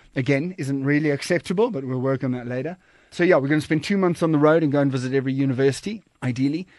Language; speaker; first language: English; native; English